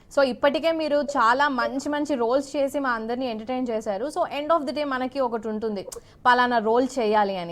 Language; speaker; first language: Telugu; native; Telugu